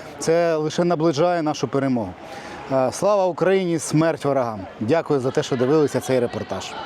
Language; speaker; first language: Ukrainian; native; Ukrainian